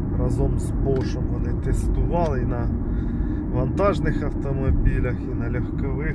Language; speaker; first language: Ukrainian; non-native, local second language; Russian